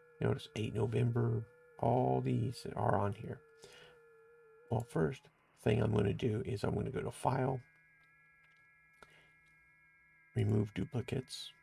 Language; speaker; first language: English; native; English